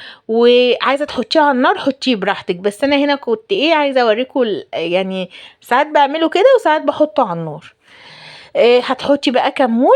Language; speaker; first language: Arabic; native; Arabic